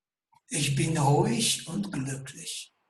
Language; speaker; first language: German; non-native, fluent; Russian